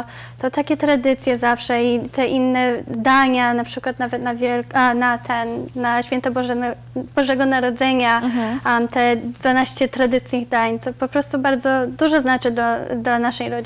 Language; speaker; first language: Polish; early bilingual, other home language; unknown